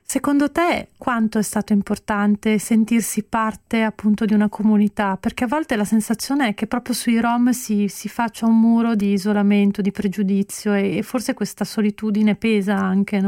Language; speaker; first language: Italian; native; Italian